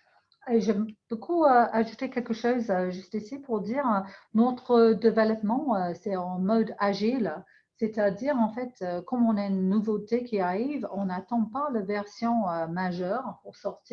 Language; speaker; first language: French; non-native, fluent; English